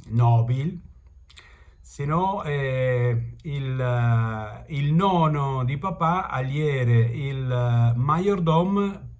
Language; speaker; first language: Italian; early bilingual, heritage; Italian